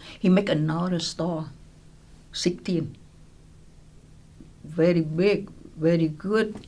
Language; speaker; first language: English; non-native, local second language; Vietnamese